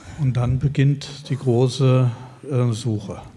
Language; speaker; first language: German; native; German